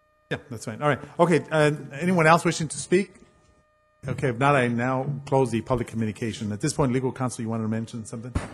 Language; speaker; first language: English; early bilingual, other home language; Spanish